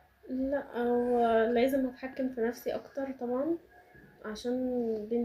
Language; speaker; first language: Arabic; native; Arabic